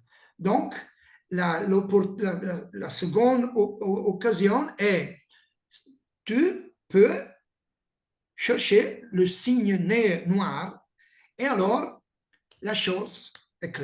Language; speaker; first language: French; non-native, learner; Italian